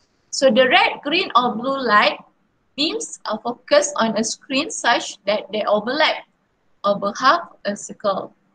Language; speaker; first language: English; non-native, local second language; Malay